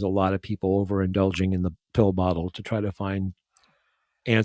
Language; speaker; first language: English; native; English